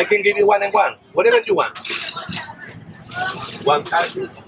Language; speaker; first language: English; non-native, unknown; Spanish